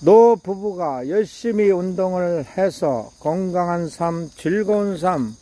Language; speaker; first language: Korean; native; Korean